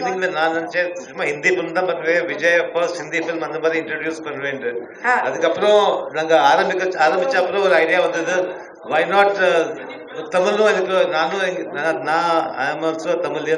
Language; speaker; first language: Tamil; early bilingual, heritage; Tamil